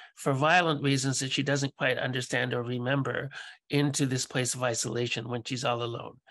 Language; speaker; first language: English; native; English